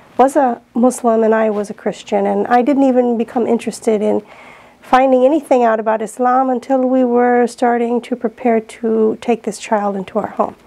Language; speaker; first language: English; native; English